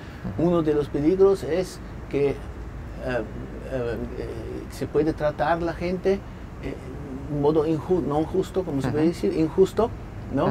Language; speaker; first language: Spanish; non-native, fluent; German